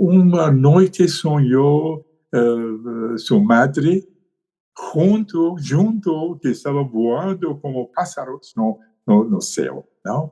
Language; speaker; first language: Portuguese; non-native, learner; Persian